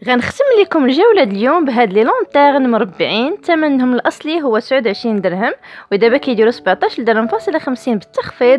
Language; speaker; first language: Arabic; native; Arabic